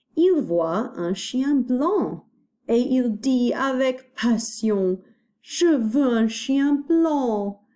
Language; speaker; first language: French; non-native, fluent; English